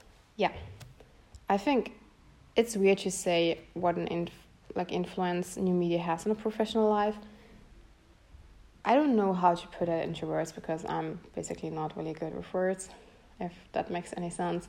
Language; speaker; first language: English; non-native, fluent; German